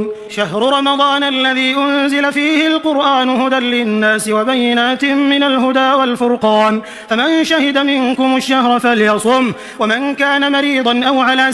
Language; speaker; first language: Arabic; native; Arabic